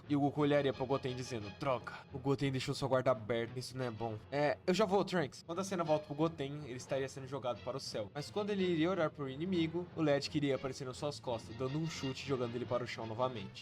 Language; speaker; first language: Portuguese; native; Portuguese